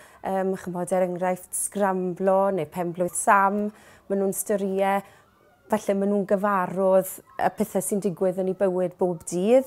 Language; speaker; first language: Welsh; native; Welsh